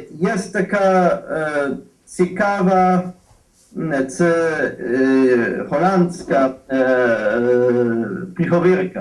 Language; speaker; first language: Ukrainian; non-native, fluent; Polish